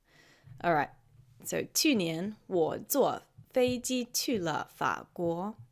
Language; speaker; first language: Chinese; non-native, fluent; English